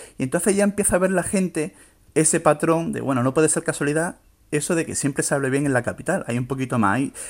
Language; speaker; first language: Spanish; native; Spanish